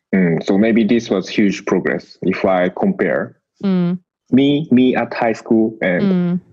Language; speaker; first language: English; non-native, learner; Japanese